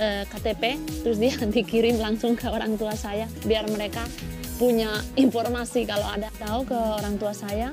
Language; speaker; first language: Indonesian; non-native, fluent; Spanish